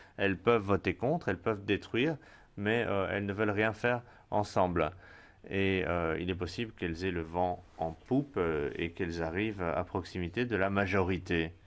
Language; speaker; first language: French; non-native, fluent; Spanish